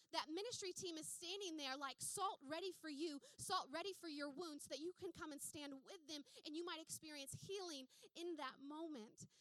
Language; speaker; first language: English; native; English